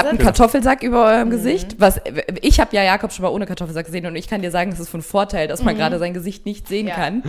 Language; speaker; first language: German; native; German